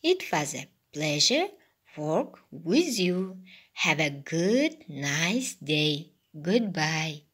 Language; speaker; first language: English; non-native, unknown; Kazakh